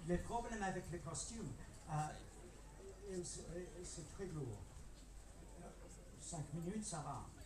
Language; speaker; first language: French; non-native, learner; English